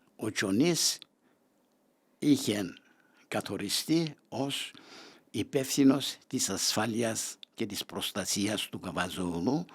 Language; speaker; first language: Greek; non-native, local second language; Turkish